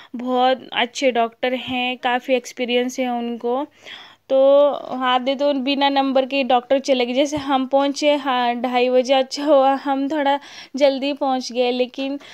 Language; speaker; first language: Hindi; native; Hindi